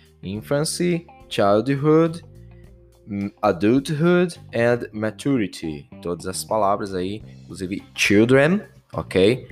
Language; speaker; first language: English; non-native, fluent; Portuguese